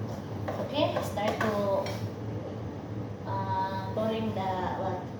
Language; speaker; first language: English; non-native, learner; Filipino